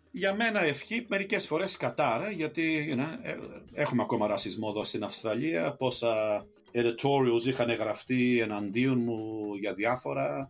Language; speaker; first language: Greek; early bilingual, heritage; Greek